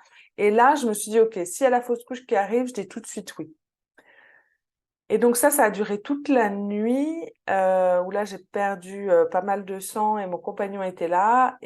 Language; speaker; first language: French; native; French